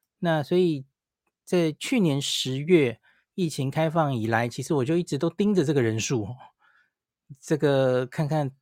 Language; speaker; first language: Chinese; native; Chinese